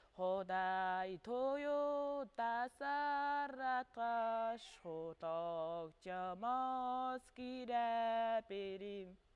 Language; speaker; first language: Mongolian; non-native, local second language; Tuvinian